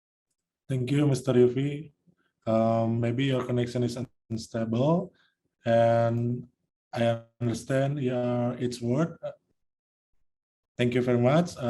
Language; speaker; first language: English; non-native, learner; Indonesian